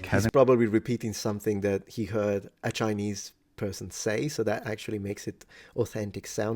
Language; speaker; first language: English; non-native, fluent; Italian